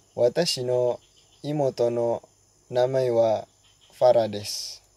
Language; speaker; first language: Japanese; non-native, learner; Malay